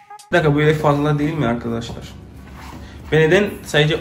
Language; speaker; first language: Turkish; non-native, fluent; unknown